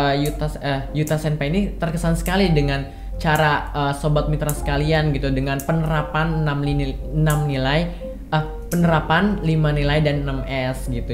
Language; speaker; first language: Indonesian; native; Indonesian